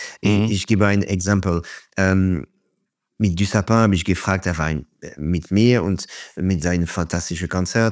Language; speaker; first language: German; non-native, fluent; French